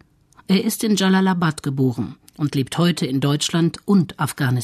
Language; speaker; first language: German; native; German